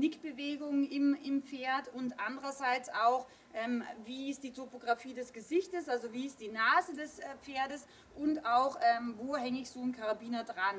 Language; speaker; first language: German; native; German